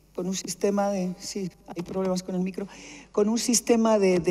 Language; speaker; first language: Spanish; native; Spanish